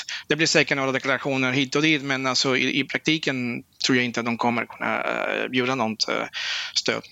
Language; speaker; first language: Swedish; non-native, fluent; Spanish